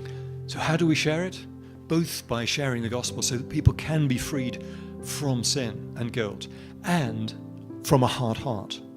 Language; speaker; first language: English; native; English